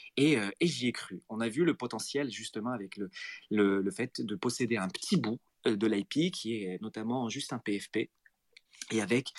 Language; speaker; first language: French; non-native, local second language; Arabic